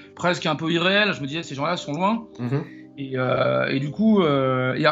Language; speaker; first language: French; native; French